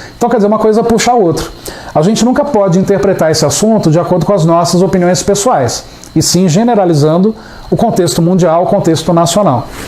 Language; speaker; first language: Portuguese; native; Portuguese